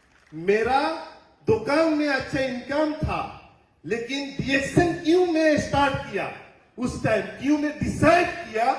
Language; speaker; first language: Hindi; non-native, learner; Bangla